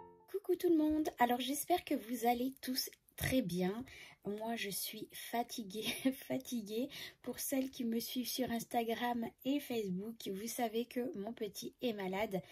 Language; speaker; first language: French; native; French